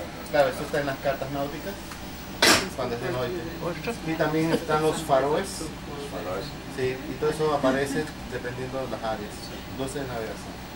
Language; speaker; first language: Spanish; native; Spanish